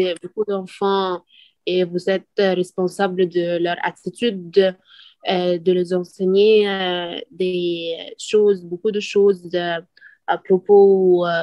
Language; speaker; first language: French; non-native, learner; Arabic